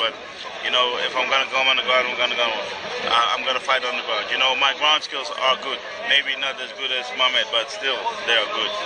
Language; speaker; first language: English; non-native, fluent; Dutch